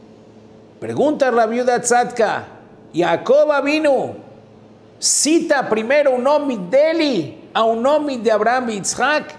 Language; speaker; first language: Portuguese; non-native, fluent; Spanish